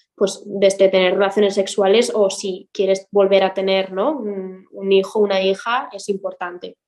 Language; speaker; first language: Spanish; native; Spanish